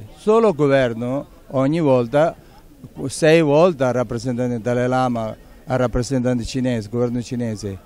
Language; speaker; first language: Italian; non-native, learner; Tibetan